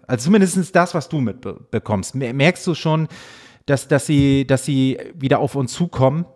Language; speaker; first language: German; native; German